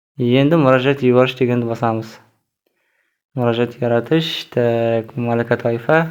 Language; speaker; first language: Uzbek; non-native, local second language; Kara-Kalpak